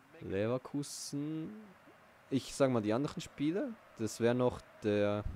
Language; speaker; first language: German; early bilingual, other home language; Portuguese